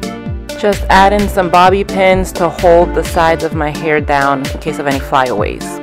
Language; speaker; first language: English; native; English